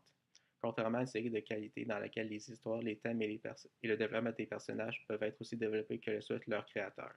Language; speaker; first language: French; native; French